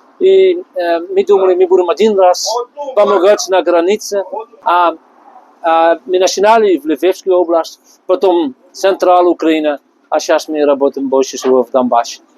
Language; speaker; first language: Russian; non-native, learner; Dutch